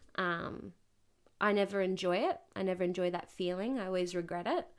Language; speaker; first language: English; native; English